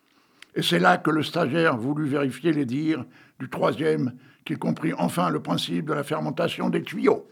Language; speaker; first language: French; native; French